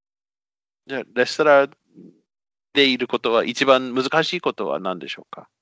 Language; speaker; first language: Japanese; non-native, fluent; English